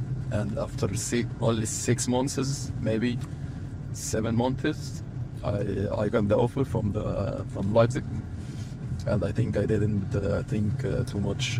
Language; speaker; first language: English; non-native, fluent; Arabic